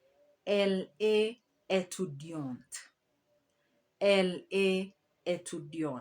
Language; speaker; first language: French; non-native, fluent; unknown